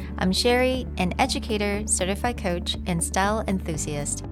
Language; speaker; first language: English; non-native, fluent; Chinese